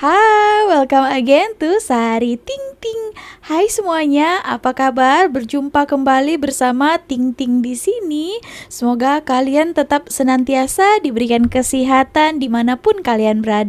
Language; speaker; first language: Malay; non-native, local second language; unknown